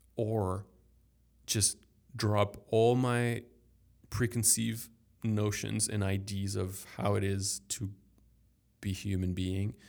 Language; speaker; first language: English; non-native, fluent; French